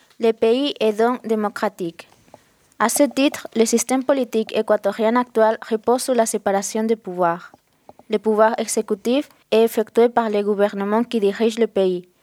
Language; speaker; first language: French; non-native, fluent; Spanish